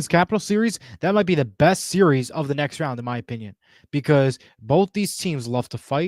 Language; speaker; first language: English; native; English